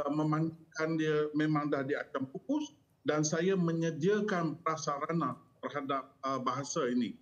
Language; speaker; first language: Malay; non-native, local second language; Chinese